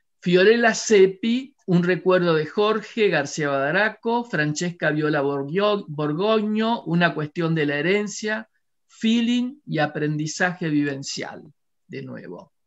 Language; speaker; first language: Spanish; native; Spanish